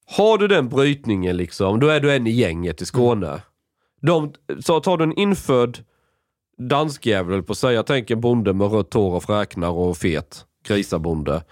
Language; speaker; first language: Swedish; native; Swedish